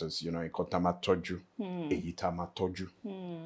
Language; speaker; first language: English; native; English